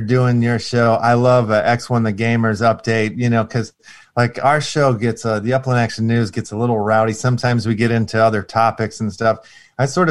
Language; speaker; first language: English; native; English